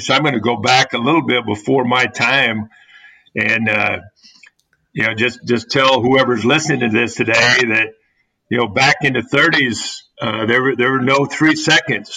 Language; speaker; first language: English; native; English